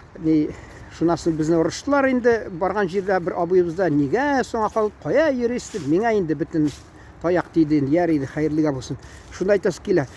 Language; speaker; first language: Tatar; early bilingual, heritage; Tatar